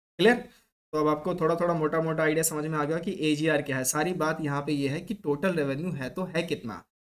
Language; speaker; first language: Hindi; native; Hindi